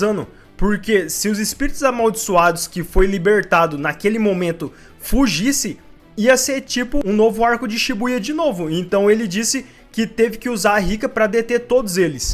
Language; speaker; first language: Portuguese; native; Portuguese